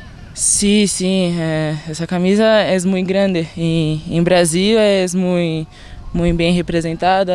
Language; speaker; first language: Spanish; non-native, learner; Portuguese